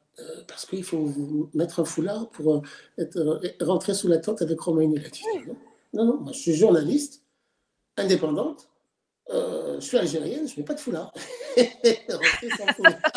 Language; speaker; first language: French; native; French